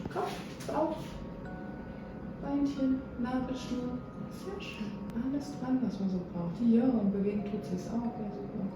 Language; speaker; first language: German; native; German